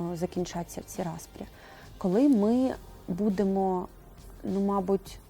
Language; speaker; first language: Ukrainian; native; Ukrainian